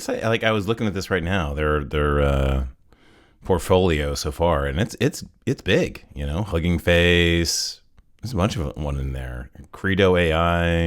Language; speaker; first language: English; native; English